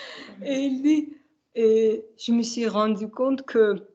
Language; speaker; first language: French; non-native, fluent; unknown